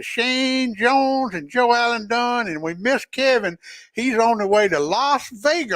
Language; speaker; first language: English; native; English